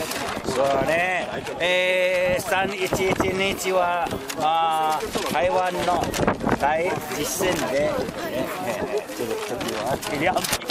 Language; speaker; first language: Japanese; non-native, learner; Chinese